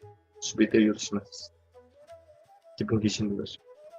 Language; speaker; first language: Japanese; non-native, fluent; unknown